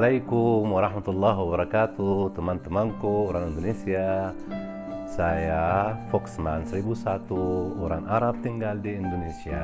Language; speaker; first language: Indonesian; non-native, learner; Arabic